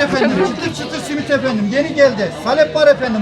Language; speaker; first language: Turkish; native; Turkish